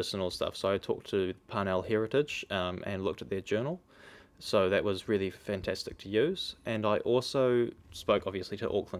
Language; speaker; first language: English; native; English